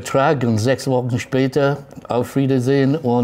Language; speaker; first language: German; non-native, fluent; English